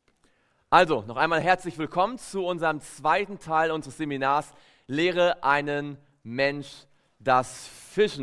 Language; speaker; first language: German; native; German